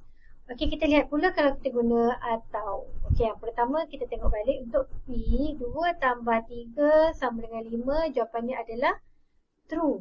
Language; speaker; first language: Malay; native; Malay